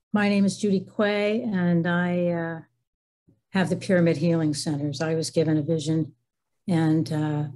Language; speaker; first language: English; native; English